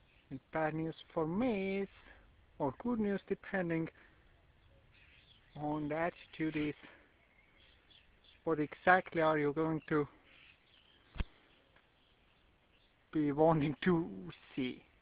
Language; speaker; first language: English; non-native, fluent; Estonian